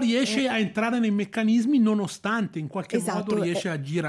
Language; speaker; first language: Italian; native; Italian